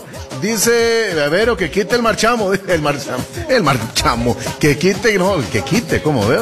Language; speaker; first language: Spanish; native; Spanish